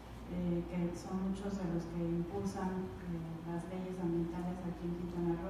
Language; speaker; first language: Spanish; native; Spanish